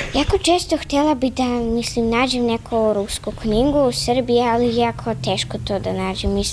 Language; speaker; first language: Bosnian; early bilingual, other home language; Russian